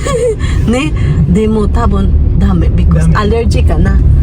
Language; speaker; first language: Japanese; non-native, learner; Cebuano